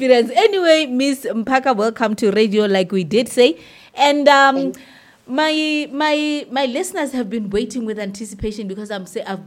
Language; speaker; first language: English; non-native, local second language; Southern Sotho